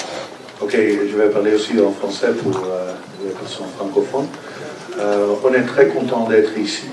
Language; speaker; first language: French; non-native, fluent; Dutch